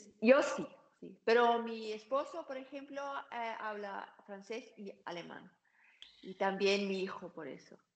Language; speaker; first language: Spanish; non-native, learner; German